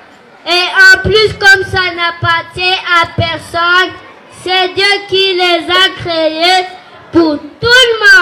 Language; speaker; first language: French; non-native, local second language; Kinyarwanda